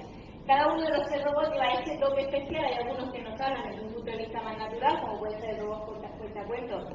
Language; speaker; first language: Spanish; native; Spanish